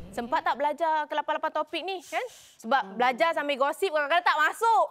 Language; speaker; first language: Malay; native; Malay